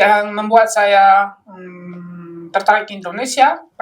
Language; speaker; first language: Indonesian; non-native, fluent; Polish